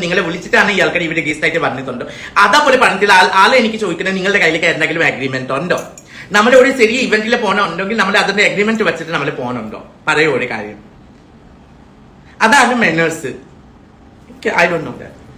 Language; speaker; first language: Malayalam; non-native, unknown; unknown